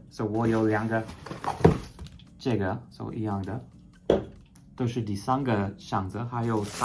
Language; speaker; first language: Chinese; non-native, fluent; English